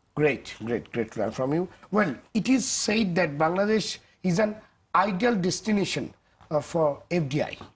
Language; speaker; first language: English; non-native, local second language; Bangla